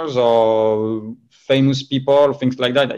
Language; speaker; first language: English; non-native, fluent; French